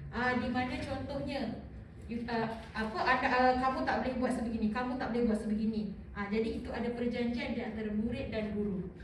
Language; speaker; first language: Malay; native; Malay